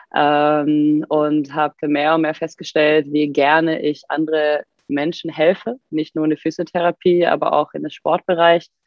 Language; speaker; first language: German; non-native, fluent; Swedish